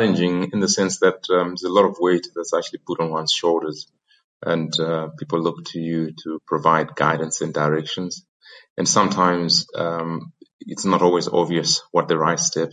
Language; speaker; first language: English; non-native, local second language; Shona